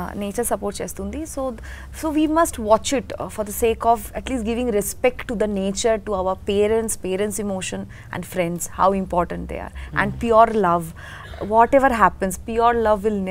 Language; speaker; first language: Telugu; non-native, learner; Bangla